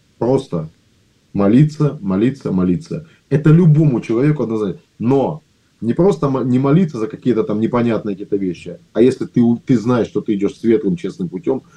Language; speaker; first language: Russian; native; Russian